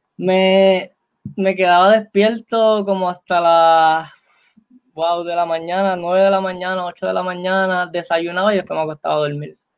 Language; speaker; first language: Spanish; native; Spanish